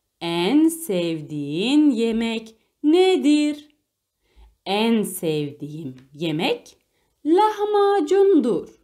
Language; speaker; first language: Turkish; non-native, fluent; Arabic